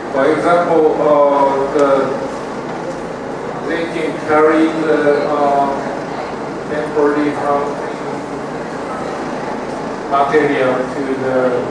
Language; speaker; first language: English; non-native, learner; Japanese